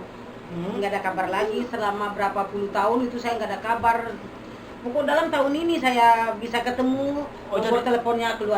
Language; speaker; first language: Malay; non-native, local second language; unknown